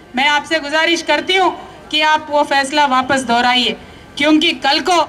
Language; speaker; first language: Hindi; non-native, local second language; Telugu